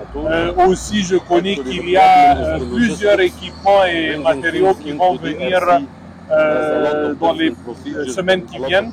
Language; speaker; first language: French; non-native, learner; Arabic